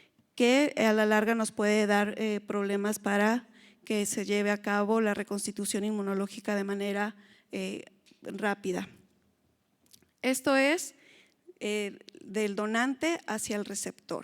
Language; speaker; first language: Spanish; native; Spanish